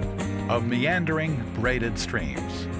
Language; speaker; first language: English; native; English